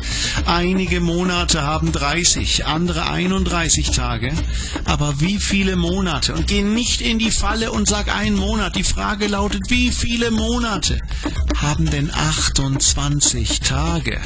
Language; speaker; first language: German; native; German